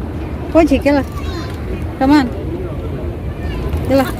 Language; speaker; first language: Arabic; non-native, local second language; Indonesian